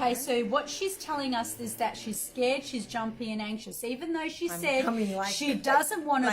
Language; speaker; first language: English; native; English